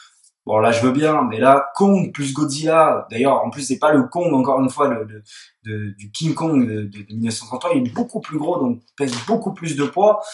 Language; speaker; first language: French; native; French